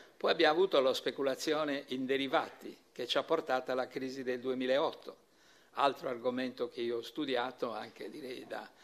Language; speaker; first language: Italian; native; Italian